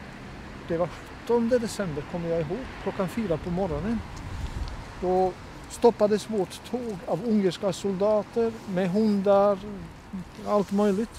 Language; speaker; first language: Swedish; non-native, fluent; Bosnian